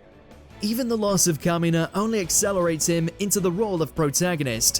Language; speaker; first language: English; native; English